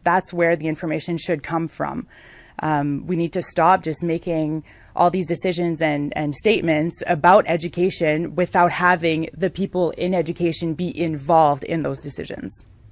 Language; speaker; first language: English; non-native, local second language; French